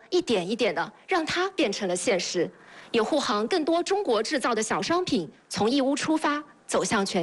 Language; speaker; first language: Chinese; native; Chinese